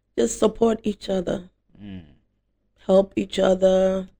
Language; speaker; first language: English; non-native, local second language; Akan